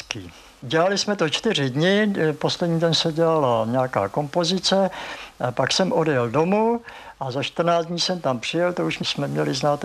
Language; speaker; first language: Czech; native; Czech